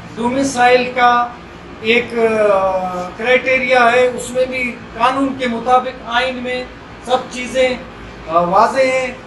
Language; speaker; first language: Urdu; non-native, local second language; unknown